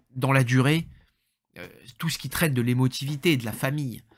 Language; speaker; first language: French; native; French